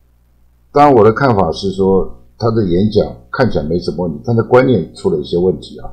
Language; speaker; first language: Chinese; native; Chinese